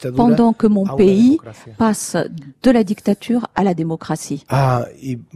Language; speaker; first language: French; non-native, fluent; Spanish